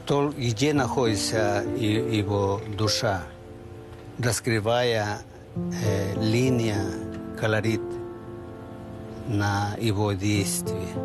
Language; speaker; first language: Russian; non-native, fluent; Spanish